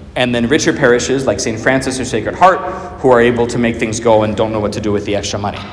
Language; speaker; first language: English; native; English